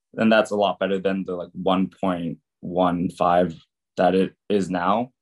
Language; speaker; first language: English; native; English